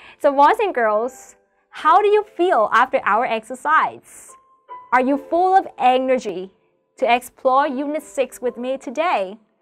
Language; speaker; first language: English; non-native, fluent; Vietnamese